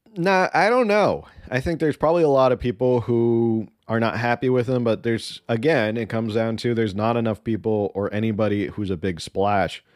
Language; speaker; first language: English; early bilingual, other home language; Spanish